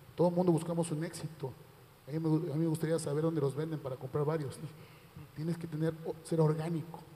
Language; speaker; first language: Spanish; native; Spanish